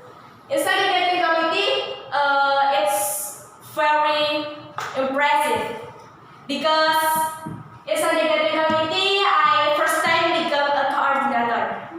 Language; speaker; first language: English; non-native, learner; Indonesian